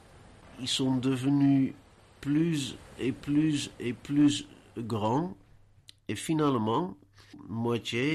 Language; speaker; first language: French; non-native, learner; Dutch